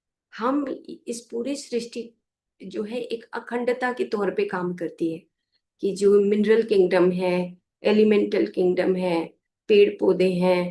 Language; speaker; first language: Hindi; native; Hindi